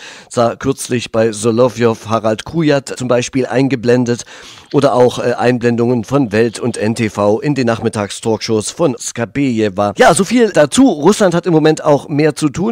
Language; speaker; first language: German; native; German